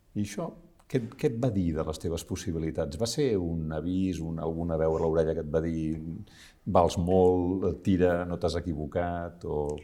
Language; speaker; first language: Catalan; native; Catalan